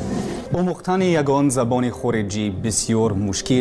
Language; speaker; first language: Persian; non-native, learner; English